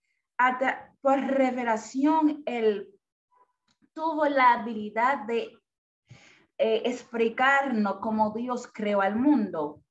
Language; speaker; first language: Spanish; non-native, fluent; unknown